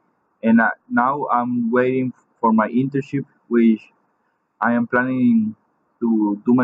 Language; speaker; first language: English; non-native, fluent; Spanish